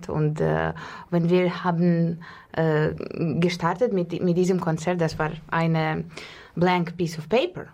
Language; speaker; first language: German; non-native, learner; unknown